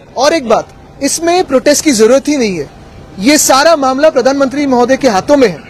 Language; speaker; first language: Hindi; non-native, local second language; Marathi